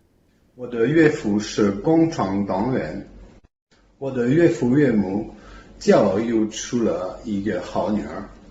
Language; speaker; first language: Chinese; non-native, learner; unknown